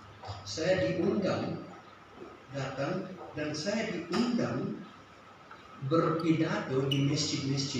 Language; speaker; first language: Indonesian; non-native, fluent; English